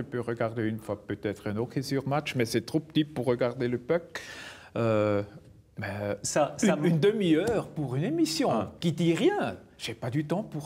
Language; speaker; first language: French; non-native, local second language; German